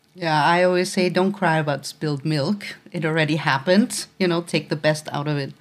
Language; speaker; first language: English; non-native, fluent; German